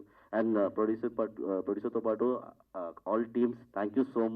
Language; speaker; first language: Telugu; non-native, learner; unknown